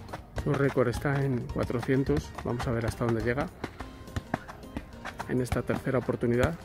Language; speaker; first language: Spanish; native; Spanish